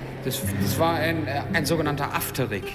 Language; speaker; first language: German; native; German